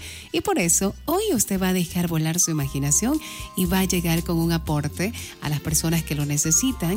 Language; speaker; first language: Spanish; native; Spanish